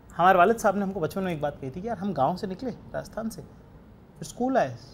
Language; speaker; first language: Hindi; native; Hindi